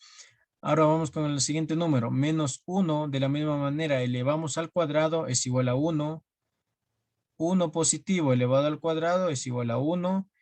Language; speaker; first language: Spanish; native; Spanish